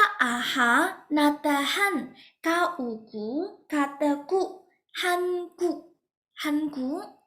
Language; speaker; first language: Korean; non-native, fluent; Burmese